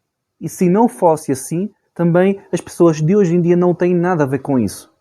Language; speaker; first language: Portuguese; non-native, fluent; Spanish